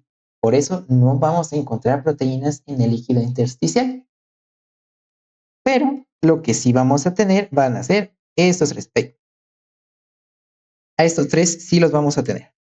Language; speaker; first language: Spanish; native; Spanish